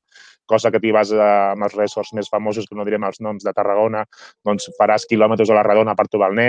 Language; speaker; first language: Catalan; native; Catalan